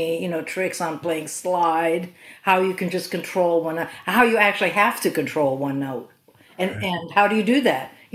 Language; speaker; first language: English; native; English